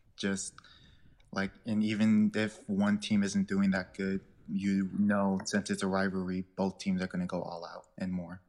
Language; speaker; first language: English; native; English